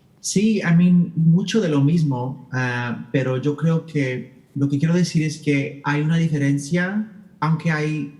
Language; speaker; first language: Spanish; early bilingual, heritage; Spanish